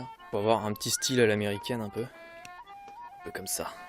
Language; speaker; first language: French; native; French